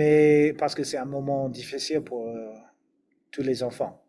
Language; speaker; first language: French; non-native, fluent; English